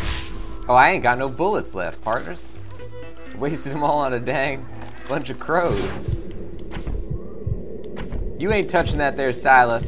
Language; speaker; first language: English; native; English